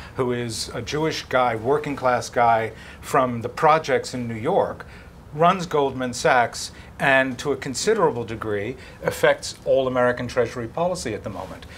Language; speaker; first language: English; native; English